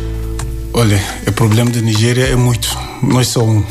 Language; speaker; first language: Portuguese; non-native, learner; Yoruba